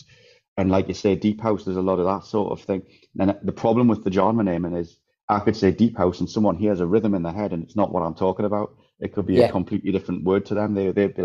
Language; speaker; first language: English; native; English